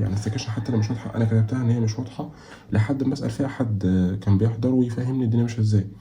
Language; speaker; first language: Arabic; native; Arabic